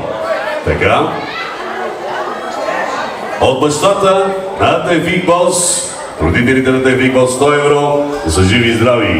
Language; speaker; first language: Bulgarian; non-native, local second language; Turkish